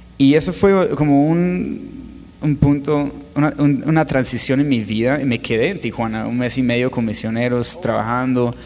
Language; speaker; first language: Spanish; non-native, fluent; English